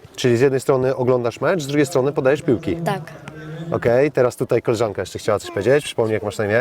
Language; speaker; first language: Polish; native; Polish